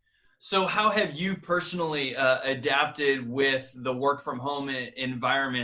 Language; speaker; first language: English; native; English